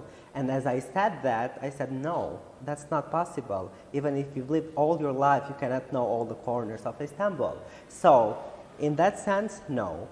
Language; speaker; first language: English; non-native, fluent; Albanian